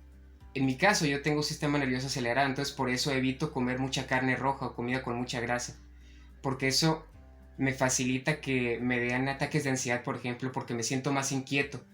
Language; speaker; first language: Spanish; native; Spanish